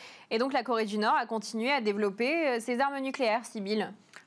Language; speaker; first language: French; native; French